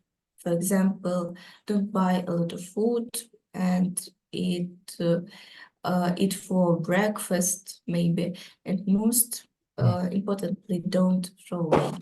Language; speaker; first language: English; non-native, learner; Ukrainian